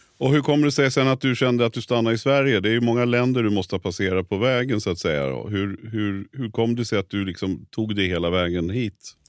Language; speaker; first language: Swedish; native; Swedish